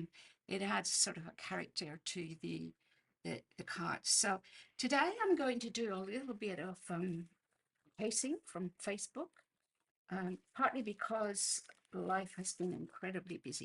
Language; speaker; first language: English; native; English